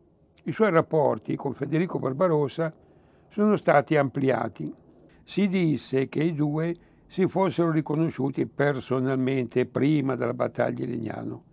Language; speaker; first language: Italian; native; Italian